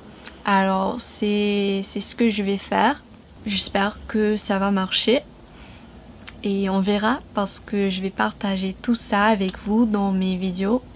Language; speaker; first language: French; non-native, fluent; English